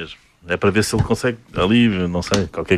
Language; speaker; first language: Portuguese; native; Portuguese